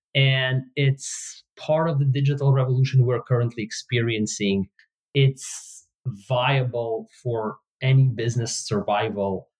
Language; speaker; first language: English; non-native, fluent; Hebrew